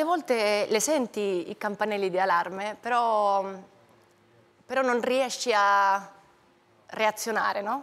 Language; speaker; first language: Italian; non-native, fluent; Spanish